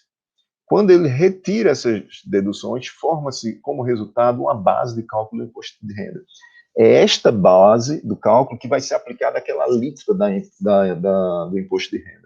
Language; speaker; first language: Portuguese; native; Portuguese